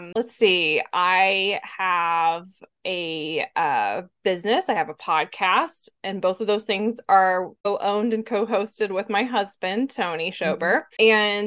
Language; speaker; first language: English; native; English